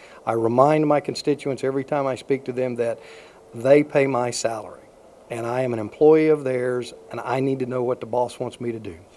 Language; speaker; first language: English; native; English